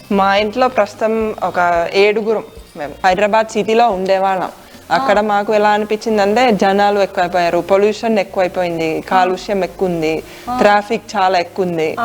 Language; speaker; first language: Telugu; non-native, fluent; Finnish